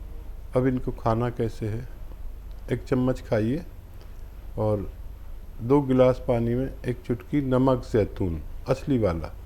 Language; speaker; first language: Hindi; native; Hindi